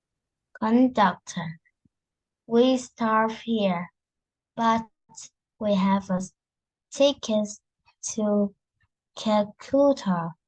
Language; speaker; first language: English; non-native, learner; Vietnamese